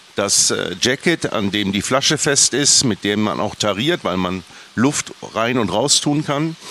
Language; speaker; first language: German; native; German